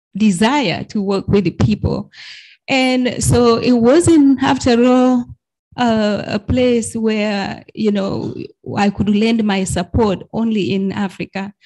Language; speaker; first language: English; non-native, fluent; Arabic